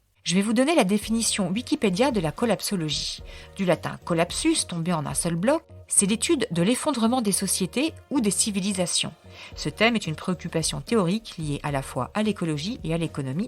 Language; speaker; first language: French; native; French